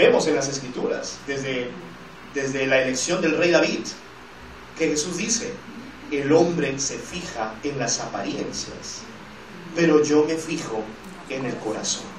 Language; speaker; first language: Spanish; native; Spanish